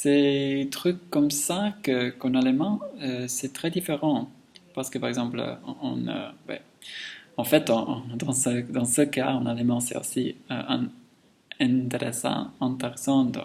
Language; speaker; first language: French; non-native, learner; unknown